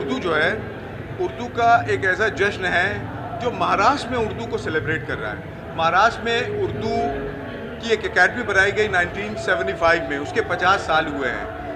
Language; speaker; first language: Hindi; native; Hindi